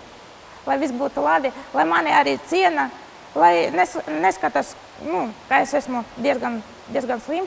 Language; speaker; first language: Latvian; non-native, local second language; Russian